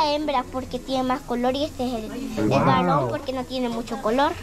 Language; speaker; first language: Spanish; native; Spanish